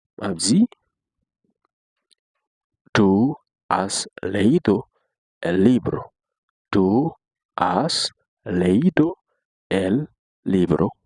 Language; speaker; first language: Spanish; non-native, learner; Haitian Creole